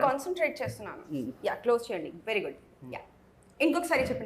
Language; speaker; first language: Telugu; non-native, fluent; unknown